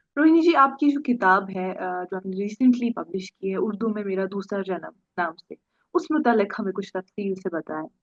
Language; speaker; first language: Urdu; non-native, local second language; Kashmiri